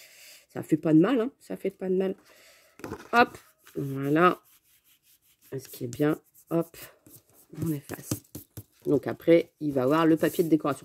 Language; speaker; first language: French; native; French